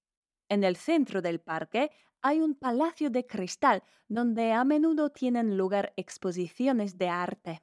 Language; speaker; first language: Spanish; non-native, fluent; Polish